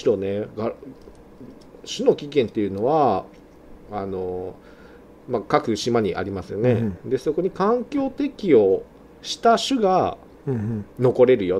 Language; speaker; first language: Japanese; native; Japanese